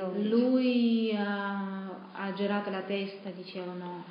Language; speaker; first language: Italian; non-native, fluent; Russian